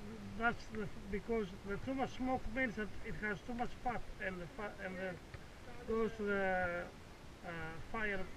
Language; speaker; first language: English; non-native, learner; Greek